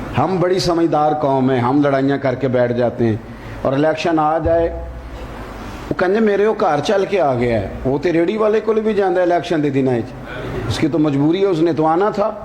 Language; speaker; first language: Urdu; non-native, local second language; Punjabi